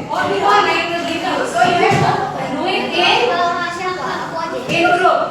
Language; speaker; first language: English; non-native, learner; Indonesian